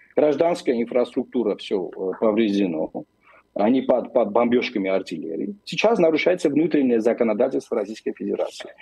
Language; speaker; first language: Russian; non-native, local second language; Armenian